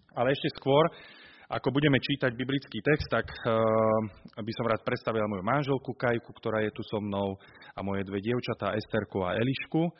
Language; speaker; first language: Slovak; native; Slovak